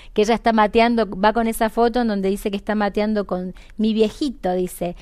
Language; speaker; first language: Spanish; native; Spanish